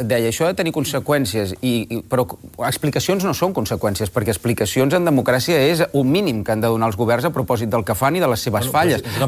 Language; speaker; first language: Catalan; non-native, local second language; Spanish